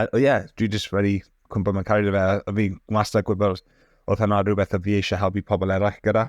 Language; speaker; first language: Welsh; non-native, local second language; English